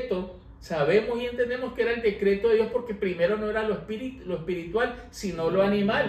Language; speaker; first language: Spanish; native; Spanish